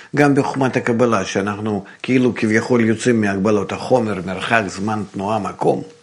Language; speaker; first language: Hebrew; non-native, fluent; Russian